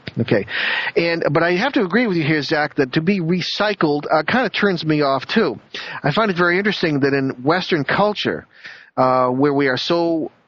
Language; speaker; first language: English; native; English